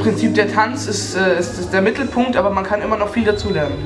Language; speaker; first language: German; native; German